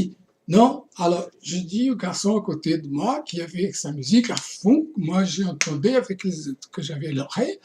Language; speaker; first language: French; non-native, fluent; Portuguese